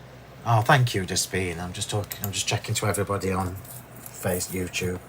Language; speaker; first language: English; native; English